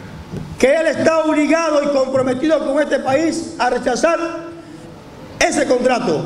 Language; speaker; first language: Spanish; native; Spanish